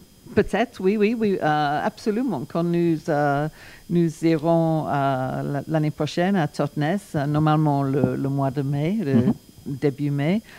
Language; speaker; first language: French; non-native, learner; English